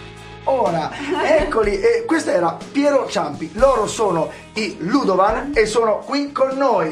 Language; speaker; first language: Italian; native; Italian